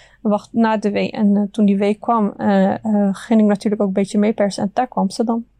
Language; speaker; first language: Dutch; early bilingual, other home language; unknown